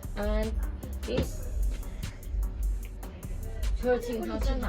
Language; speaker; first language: English; non-native, learner; Thai